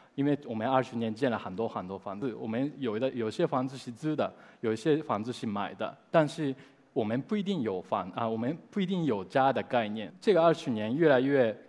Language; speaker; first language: Chinese; non-native, fluent; Japanese